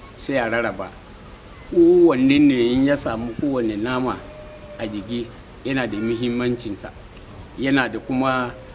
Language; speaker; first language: Hausa; non-native, local second language; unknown